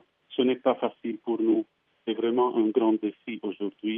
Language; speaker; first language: French; non-native, fluent; Arabic